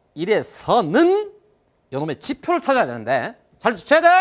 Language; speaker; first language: Korean; native; Korean